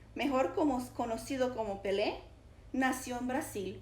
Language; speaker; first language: Spanish; early bilingual, heritage; Spanish